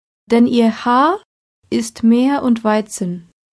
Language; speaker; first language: German; native; German